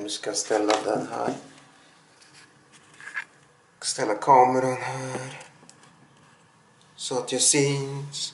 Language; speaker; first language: Swedish; non-native, learner; Russian